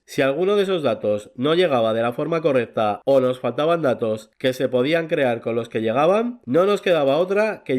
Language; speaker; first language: Spanish; native; Spanish